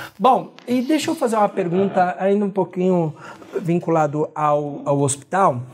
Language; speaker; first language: Portuguese; native; Portuguese